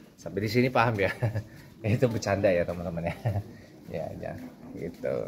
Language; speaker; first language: Indonesian; native; Indonesian